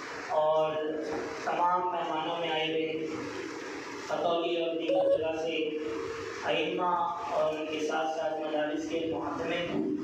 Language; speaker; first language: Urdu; non-native, local second language; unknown